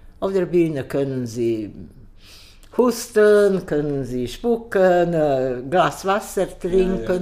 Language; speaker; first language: German; non-native, learner; Croatian